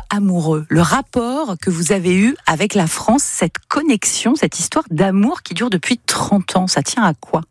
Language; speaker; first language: French; native; French